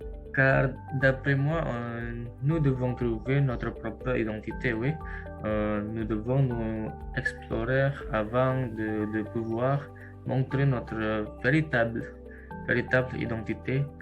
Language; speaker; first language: French; non-native, learner; Indonesian